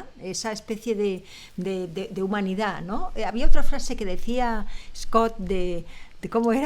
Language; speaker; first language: Spanish; native; Spanish